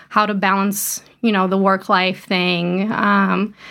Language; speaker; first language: English; early bilingual, other home language; Portuguese